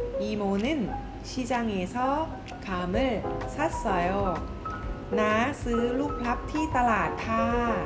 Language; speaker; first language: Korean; non-native, fluent; Thai